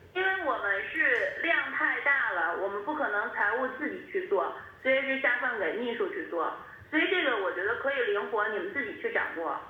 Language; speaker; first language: Chinese; native; Chinese